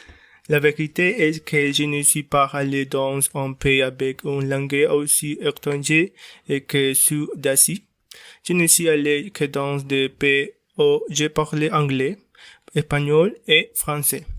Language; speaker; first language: French; non-native, learner; Spanish